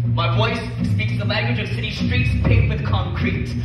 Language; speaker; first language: English; native; English